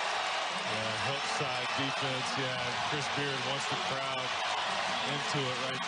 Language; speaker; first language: English; native; English